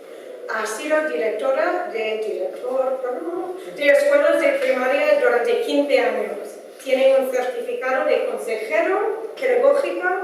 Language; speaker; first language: Spanish; non-native, fluent; Dutch